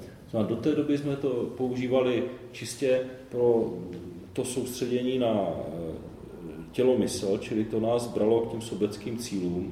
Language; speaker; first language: Czech; native; Czech